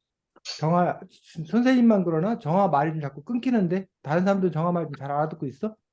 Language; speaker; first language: Korean; native; Korean